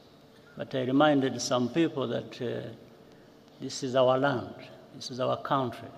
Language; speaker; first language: English; non-native, local second language; Kinyarwanda